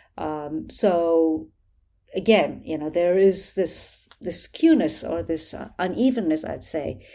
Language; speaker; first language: English; non-native, local second language; Hindi